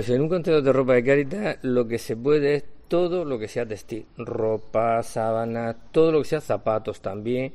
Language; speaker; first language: Spanish; native; Spanish